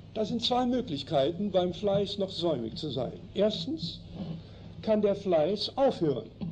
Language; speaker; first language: German; early bilingual, heritage; German